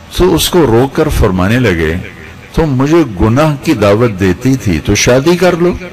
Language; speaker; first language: Urdu; non-native, local second language; Punjabi